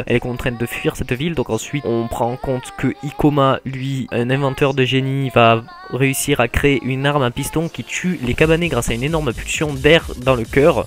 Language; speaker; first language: French; native; French